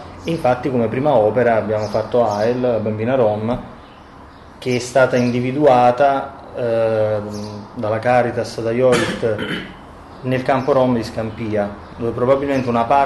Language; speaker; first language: Italian; native; Italian